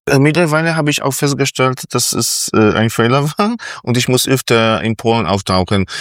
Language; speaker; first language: German; non-native, fluent; Polish